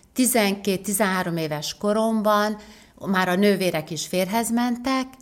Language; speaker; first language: Hungarian; native; Hungarian